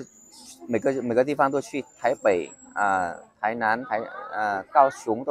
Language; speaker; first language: Chinese; non-native, fluent; Vietnamese